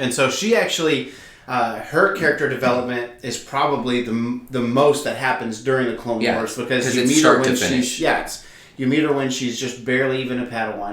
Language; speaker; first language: English; native; English